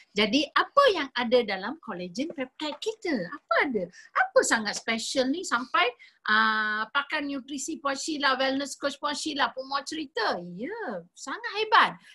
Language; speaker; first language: Malay; non-native, local second language; Tamil